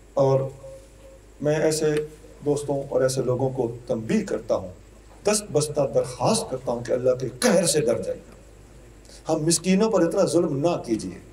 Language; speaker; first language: Urdu; non-native, local second language; Punjabi